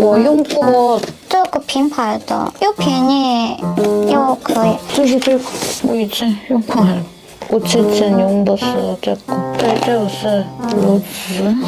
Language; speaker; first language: Chinese; non-native, learner; Korean